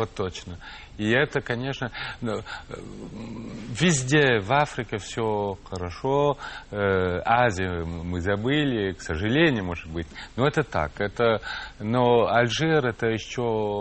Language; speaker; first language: Russian; non-native, fluent; French